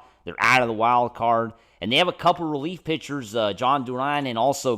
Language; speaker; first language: English; native; English